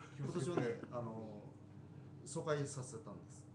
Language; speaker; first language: Japanese; native; Japanese